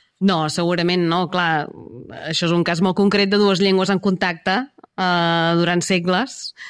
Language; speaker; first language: Catalan; native; Catalan